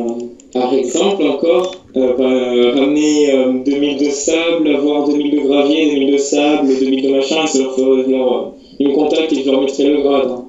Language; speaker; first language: French; native; French